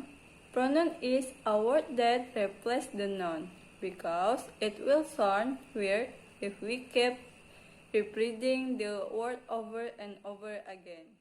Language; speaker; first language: English; non-native, learner; Indonesian